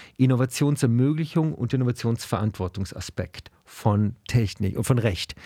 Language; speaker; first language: German; native; German